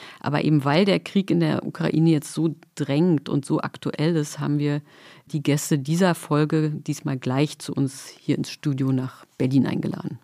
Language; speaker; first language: German; native; German